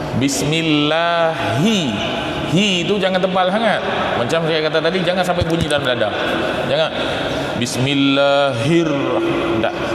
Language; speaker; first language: Malay; native; Malay